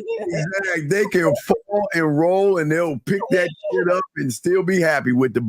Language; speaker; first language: English; native; English